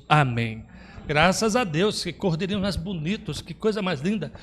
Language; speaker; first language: Portuguese; native; Portuguese